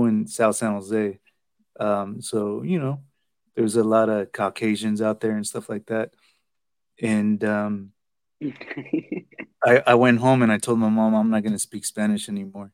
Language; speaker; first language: English; early bilingual, other home language; Spanish